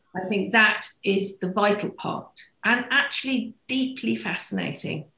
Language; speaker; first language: English; native; English